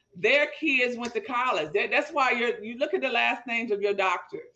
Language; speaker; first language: English; native; English